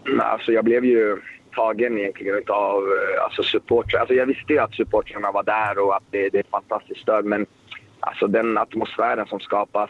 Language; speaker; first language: Swedish; native; Swedish